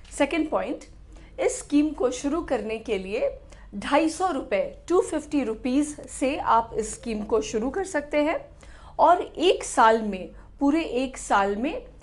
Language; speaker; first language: Hindi; native; Hindi